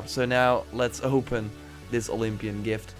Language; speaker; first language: English; non-native, fluent; Dutch